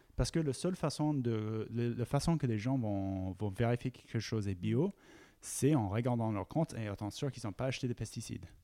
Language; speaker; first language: French; non-native, fluent; English